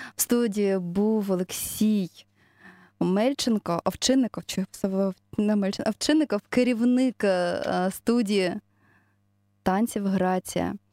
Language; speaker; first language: Ukrainian; native; Ukrainian